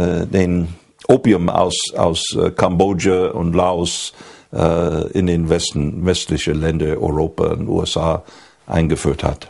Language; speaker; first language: German; non-native, fluent; English